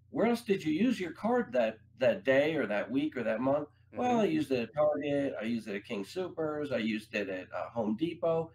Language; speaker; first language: English; native; English